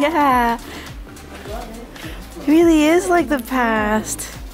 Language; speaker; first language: English; native; English